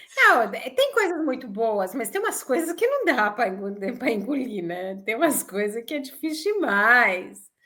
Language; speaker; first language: Portuguese; native; Portuguese